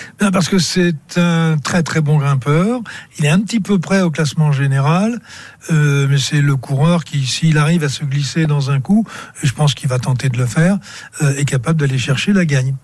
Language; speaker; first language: French; native; French